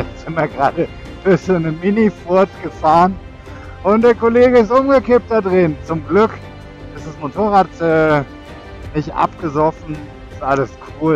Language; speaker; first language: German; native; German